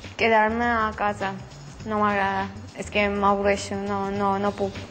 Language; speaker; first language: Catalan; non-native, learner; Armenian